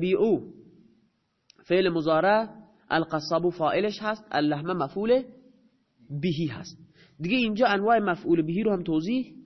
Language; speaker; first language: Persian; non-native, local second language; Baluchi